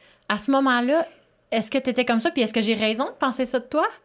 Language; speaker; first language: French; native; French